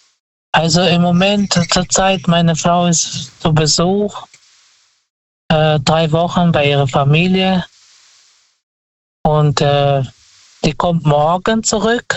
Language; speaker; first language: German; non-native, fluent; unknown